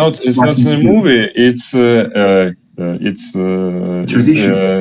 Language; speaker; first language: English; non-native, learner; Russian